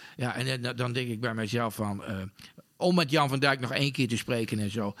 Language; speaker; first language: Dutch; native; Dutch